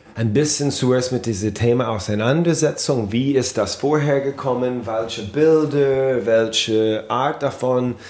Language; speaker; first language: German; non-native, fluent; English